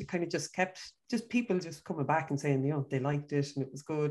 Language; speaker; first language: English; native; English